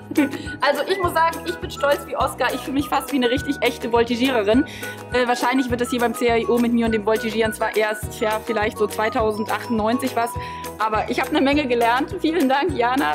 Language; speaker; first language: German; native; German